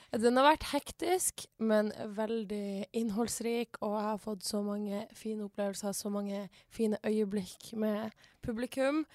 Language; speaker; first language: Norwegian; native; Norwegian